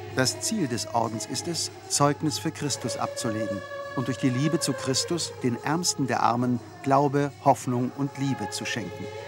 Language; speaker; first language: German; native; German